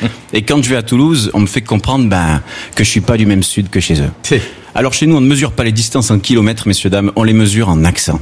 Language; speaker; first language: French; native; French